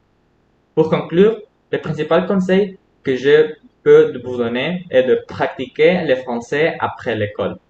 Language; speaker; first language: French; non-native, fluent; Spanish